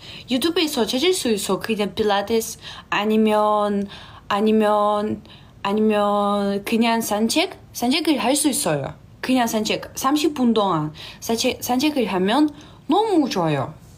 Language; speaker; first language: Korean; non-native, learner; Russian